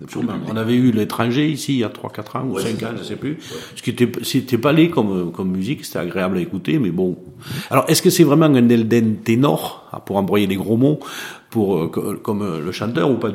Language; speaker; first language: French; native; French